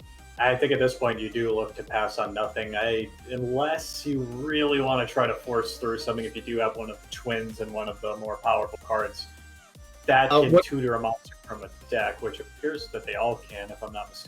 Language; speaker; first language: English; native; English